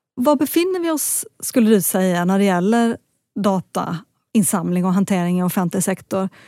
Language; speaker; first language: Swedish; native; Swedish